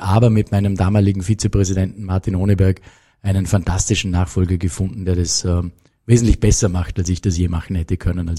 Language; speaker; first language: German; native; German